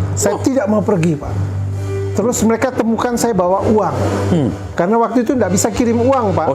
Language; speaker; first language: Indonesian; native; Indonesian